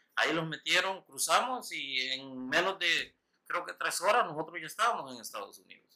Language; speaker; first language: Spanish; native; Spanish